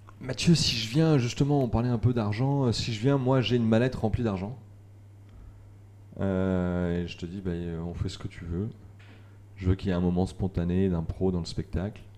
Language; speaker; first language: French; native; French